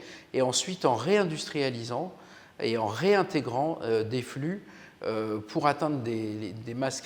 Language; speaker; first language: French; native; French